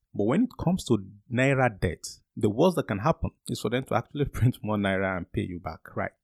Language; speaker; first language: English; non-native, local second language; Yoruba